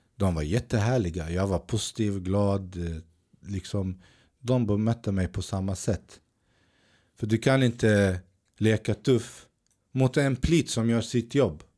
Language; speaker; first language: Swedish; early bilingual, other home language; Arabic